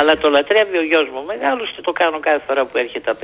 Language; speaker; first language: Greek; native; Greek